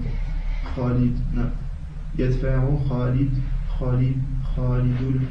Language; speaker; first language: Arabic; non-native, learner; French